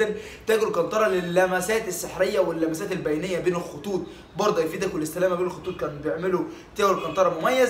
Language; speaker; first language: Arabic; native; Arabic